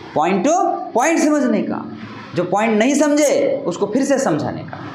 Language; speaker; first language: Hindi; non-native, local second language; Marathi